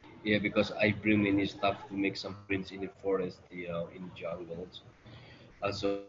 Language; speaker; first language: English; non-native, learner; Indonesian